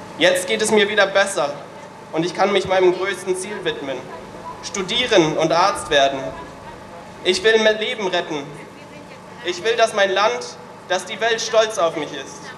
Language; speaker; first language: German; native; German